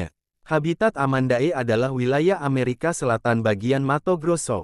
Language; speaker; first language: Indonesian; native; Indonesian